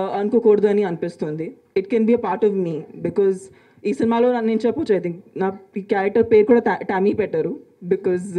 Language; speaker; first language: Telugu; non-native, local second language; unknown